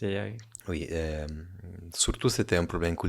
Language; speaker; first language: French; non-native, fluent; Italian